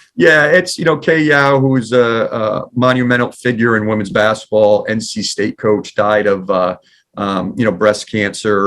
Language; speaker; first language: English; native; English